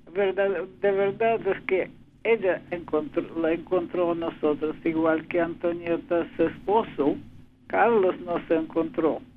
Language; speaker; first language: Spanish; early bilingual, other home language; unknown